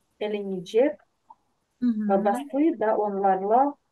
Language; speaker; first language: Turkish; non-native, fluent; Ukrainian